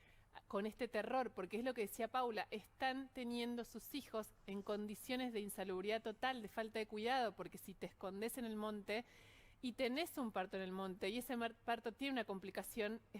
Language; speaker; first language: Spanish; native; Spanish